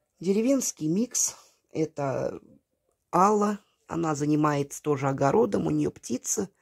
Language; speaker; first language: Russian; native; Russian